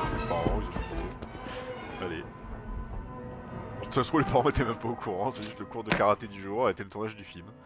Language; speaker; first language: French; native; French